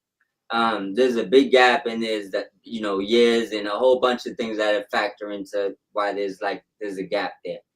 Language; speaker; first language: English; native; English